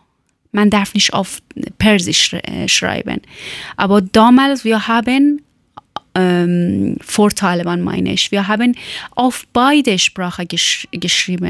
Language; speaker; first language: German; non-native, learner; Persian